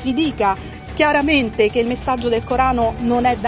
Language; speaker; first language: Italian; native; Italian